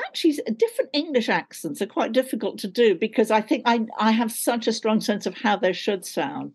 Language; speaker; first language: English; native; English